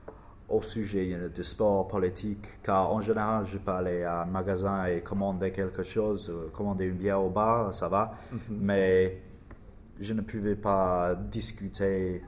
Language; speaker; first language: French; non-native, learner; English